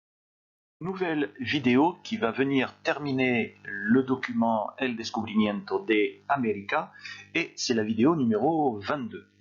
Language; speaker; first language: French; native; French